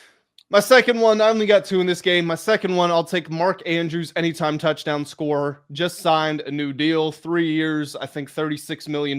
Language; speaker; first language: English; native; English